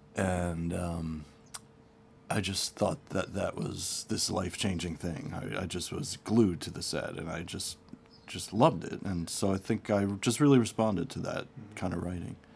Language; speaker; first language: English; native; English